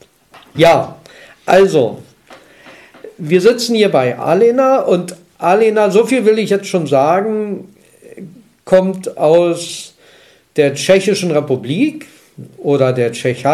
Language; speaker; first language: German; native; German